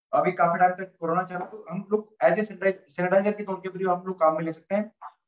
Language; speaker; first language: Hindi; native; Hindi